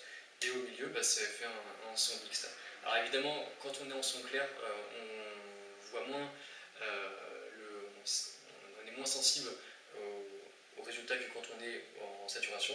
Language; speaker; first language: French; native; French